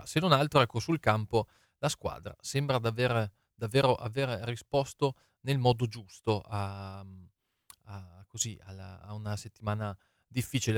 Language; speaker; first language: Italian; native; Italian